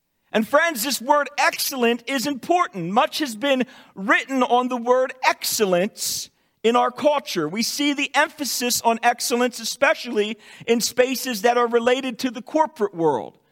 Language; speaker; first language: English; native; English